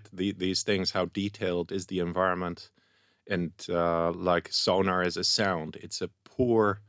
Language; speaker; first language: English; non-native, fluent; Dutch